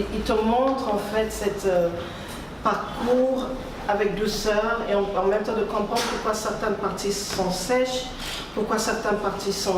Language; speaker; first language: French; non-native, fluent; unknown